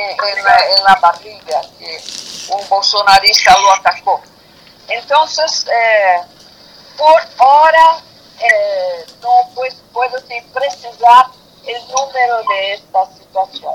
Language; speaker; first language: Spanish; non-native, fluent; Portuguese